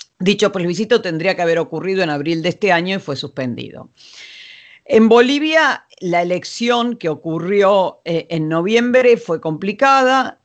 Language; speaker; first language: Spanish; non-native, fluent; Dutch